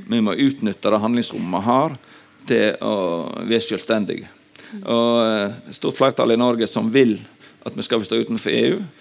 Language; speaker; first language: Norwegian; native; Norwegian